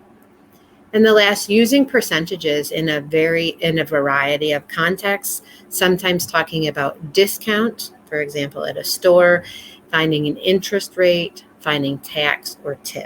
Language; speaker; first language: English; native; English